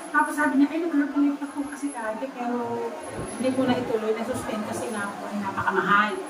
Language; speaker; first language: Filipino; native; Filipino